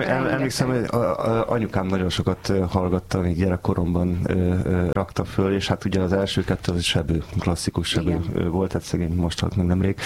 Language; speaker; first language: Hungarian; native; Hungarian